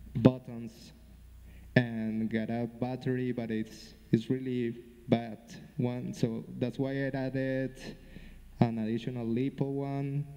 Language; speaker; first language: English; non-native, fluent; Spanish